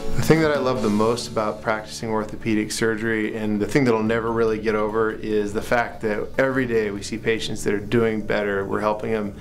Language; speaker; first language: English; native; English